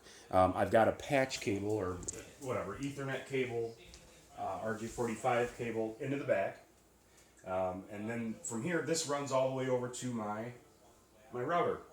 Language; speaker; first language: English; native; English